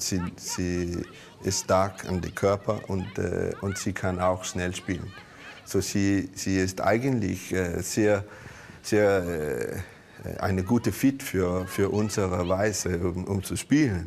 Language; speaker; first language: German; non-native, learner; Danish